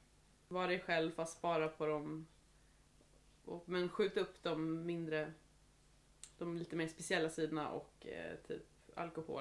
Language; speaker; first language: Swedish; native; Swedish